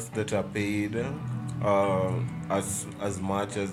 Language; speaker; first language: English; non-native, local second language; Luo (Kenya and Tanzania)